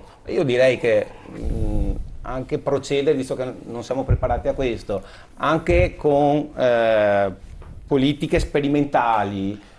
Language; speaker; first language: Italian; native; Italian